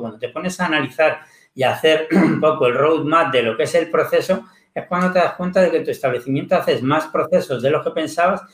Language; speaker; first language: Spanish; native; Spanish